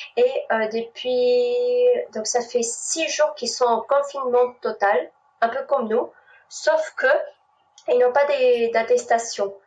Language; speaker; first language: French; non-native, fluent; Spanish